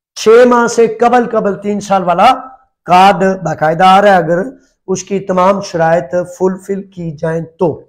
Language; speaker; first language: Urdu; non-native, local second language; Punjabi